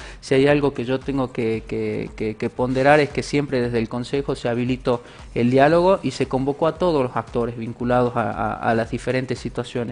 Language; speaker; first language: Spanish; native; Spanish